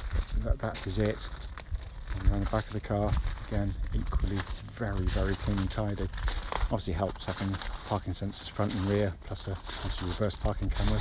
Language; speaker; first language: English; native; English